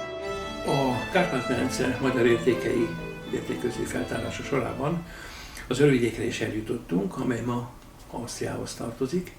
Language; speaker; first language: Hungarian; native; Hungarian